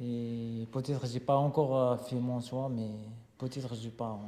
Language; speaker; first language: French; non-native, learner; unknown